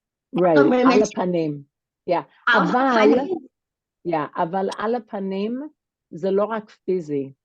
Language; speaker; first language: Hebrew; non-native, fluent; English